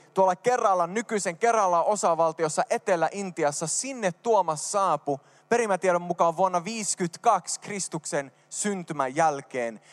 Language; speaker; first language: Finnish; early bilingual, heritage; Finnish